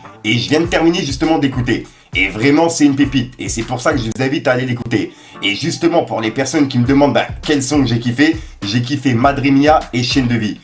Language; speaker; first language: French; native; French